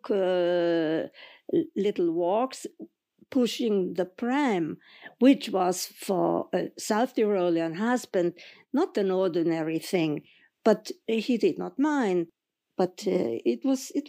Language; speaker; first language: English; non-native, fluent; German